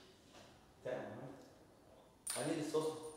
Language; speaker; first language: English; non-native, learner; Spanish